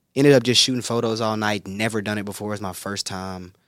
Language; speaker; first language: English; native; English